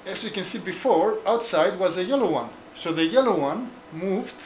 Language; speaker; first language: English; non-native, fluent; Greek